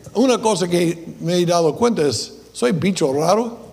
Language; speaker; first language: Spanish; non-native, fluent; English